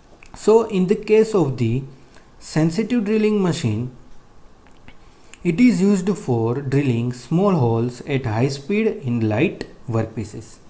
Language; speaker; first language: English; non-native, local second language; Gujarati